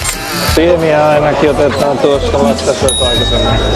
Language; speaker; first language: Finnish; native; Finnish